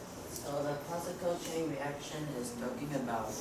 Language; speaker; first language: English; non-native, learner; Chinese